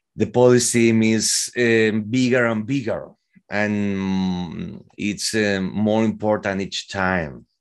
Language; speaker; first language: English; non-native, fluent; Spanish